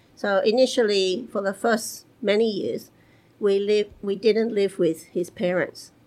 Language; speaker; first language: English; early bilingual, other home language; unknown